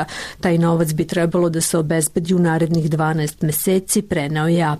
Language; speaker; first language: Croatian; native; Croatian